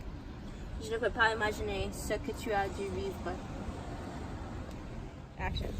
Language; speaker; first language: French; non-native, learner; English